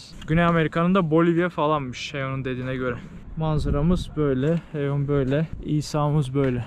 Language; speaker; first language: Turkish; native; Turkish